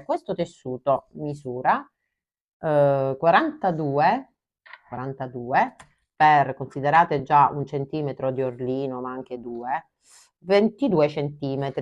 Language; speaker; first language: Italian; native; Italian